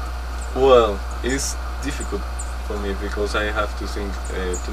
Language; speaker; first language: English; non-native, learner; Spanish